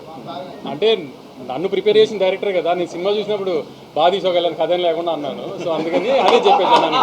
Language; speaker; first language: Telugu; native; Telugu